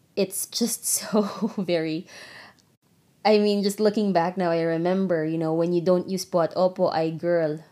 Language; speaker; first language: English; non-native, local second language; Filipino